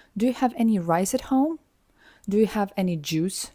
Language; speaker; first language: English; non-native, fluent; Ukrainian